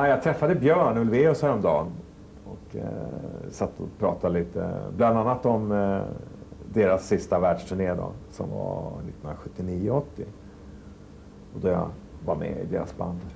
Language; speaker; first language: Swedish; native; Swedish